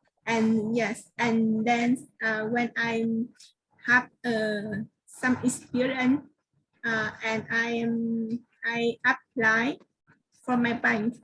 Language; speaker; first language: English; non-native, learner; Vietnamese